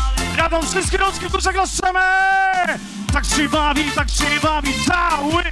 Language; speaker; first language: Polish; native; Polish